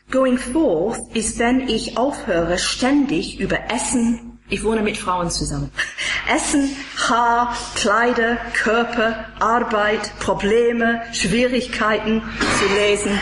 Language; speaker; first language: German; non-native, fluent; English